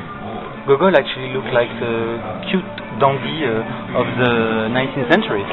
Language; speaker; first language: English; non-native, fluent; French